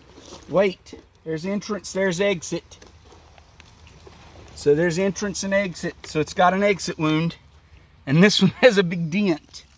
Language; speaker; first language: English; native; English